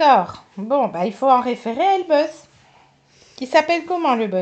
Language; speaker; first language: French; native; French